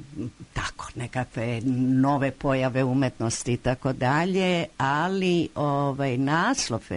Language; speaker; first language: Croatian; native; Croatian